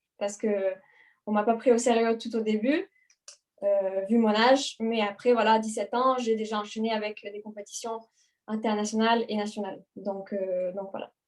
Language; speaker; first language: French; non-native, fluent; Hungarian